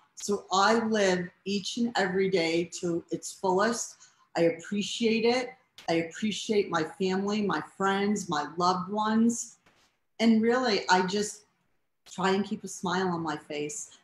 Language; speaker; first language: English; native; English